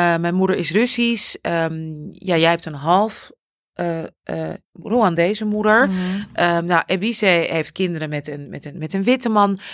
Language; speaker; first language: Dutch; native; Dutch